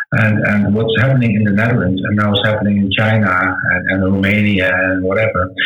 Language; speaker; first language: English; non-native, learner; Dutch